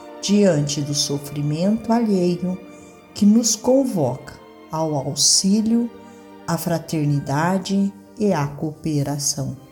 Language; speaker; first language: Portuguese; native; Portuguese